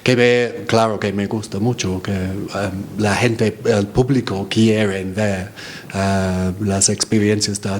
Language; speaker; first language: Spanish; non-native, fluent; English